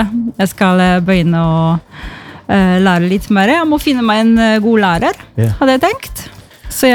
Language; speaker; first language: Norwegian; non-native, fluent; Polish